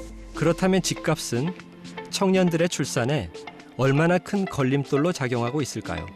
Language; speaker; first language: Korean; native; Korean